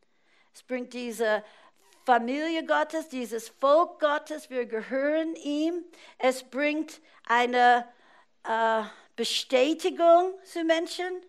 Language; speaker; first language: German; non-native, fluent; English